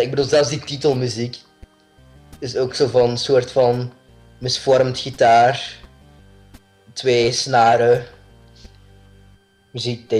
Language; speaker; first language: Dutch; native; Dutch